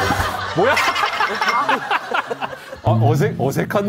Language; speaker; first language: Korean; native; Korean